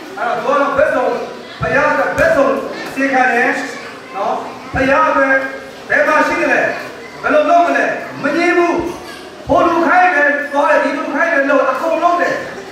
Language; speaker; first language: Burmese; non-native, local second language; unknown